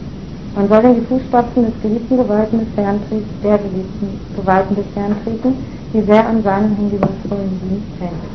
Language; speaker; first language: German; native; German